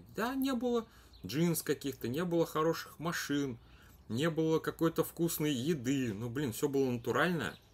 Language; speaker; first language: Russian; native; Russian